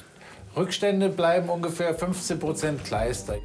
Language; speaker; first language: German; native; German